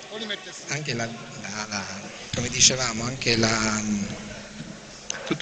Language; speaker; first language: Italian; native; Italian